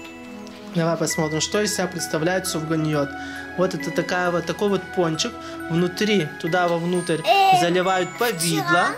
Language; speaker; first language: Russian; native; Russian